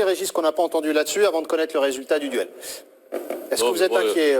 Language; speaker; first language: French; native; French